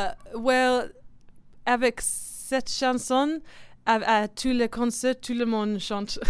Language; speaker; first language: French; non-native, learner; English